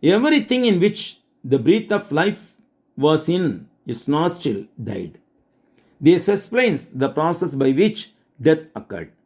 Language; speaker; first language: English; non-native, local second language; Tamil